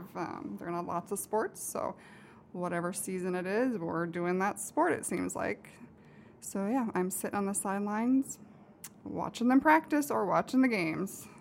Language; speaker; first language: English; native; English